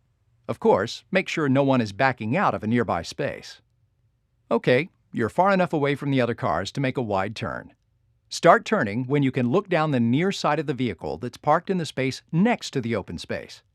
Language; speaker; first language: English; native; English